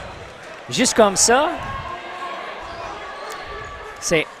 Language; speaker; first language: French; non-native, local second language; English